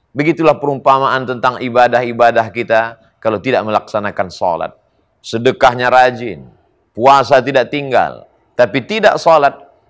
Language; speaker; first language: Malay; native; Malay